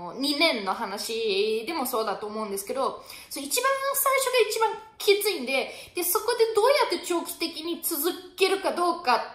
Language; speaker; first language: Japanese; non-native, fluent; German